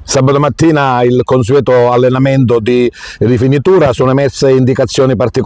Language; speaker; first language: Italian; native; Italian